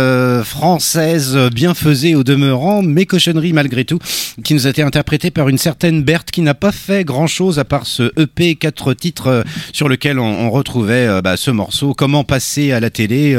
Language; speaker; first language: French; native; French